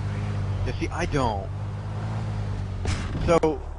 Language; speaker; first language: English; native; English